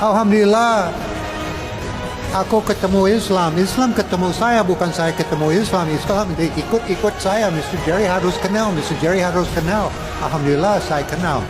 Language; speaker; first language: Indonesian; non-native, fluent; English